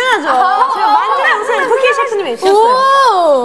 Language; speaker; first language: Korean; native; Korean